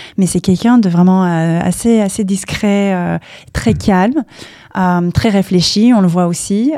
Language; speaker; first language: French; non-native, fluent; English